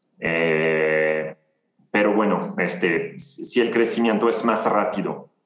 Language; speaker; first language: Spanish; non-native, fluent; French